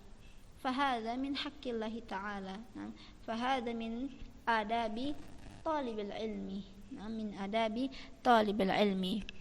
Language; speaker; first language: Arabic; non-native, fluent; Indonesian